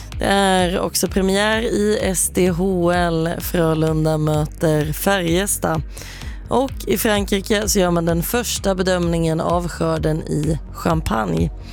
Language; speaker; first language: Swedish; native; Swedish